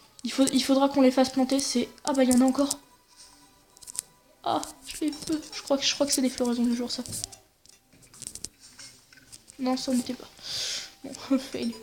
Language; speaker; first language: French; native; French